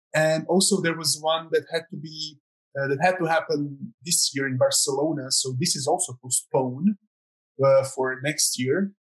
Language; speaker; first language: English; non-native, fluent; Croatian